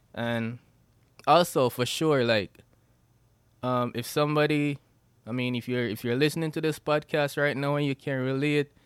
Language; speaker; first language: English; non-native, local second language; Jamaican Creole English